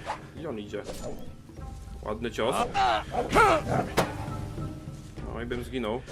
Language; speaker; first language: Polish; native; Polish